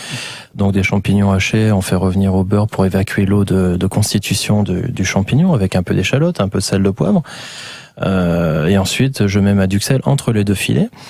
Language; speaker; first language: French; native; French